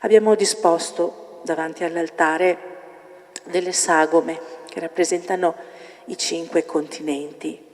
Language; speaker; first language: Italian; native; Italian